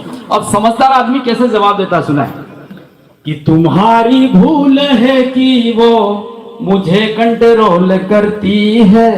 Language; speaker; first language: Hindi; non-native, local second language; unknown